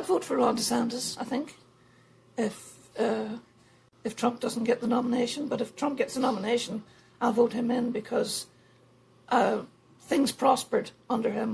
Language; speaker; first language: English; native; English